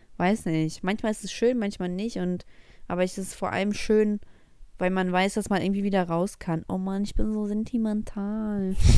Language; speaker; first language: German; early bilingual, other home language; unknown